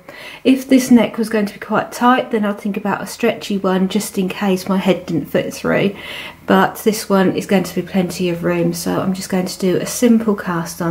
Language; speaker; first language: English; native; English